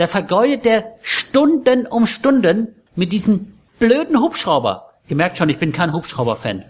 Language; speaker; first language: German; native; German